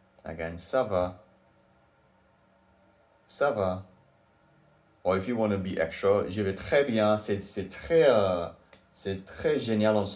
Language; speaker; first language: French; non-native, learner; English